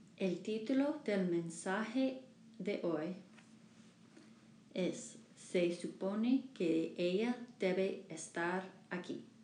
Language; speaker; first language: Spanish; non-native, learner; English